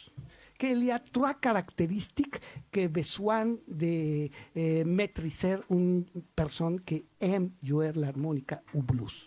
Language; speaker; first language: French; non-native, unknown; Spanish